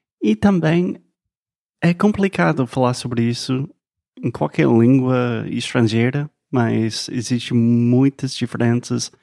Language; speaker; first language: Portuguese; non-native, fluent; English